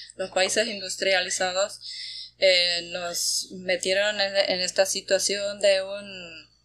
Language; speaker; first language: Spanish; non-native, fluent; German